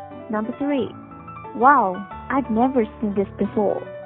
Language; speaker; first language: English; non-native, fluent; Chinese